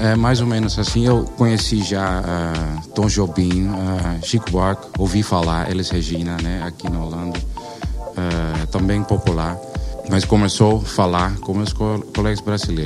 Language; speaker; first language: Portuguese; non-native, learner; Dutch